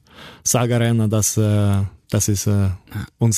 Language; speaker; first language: German; non-native, learner; Norwegian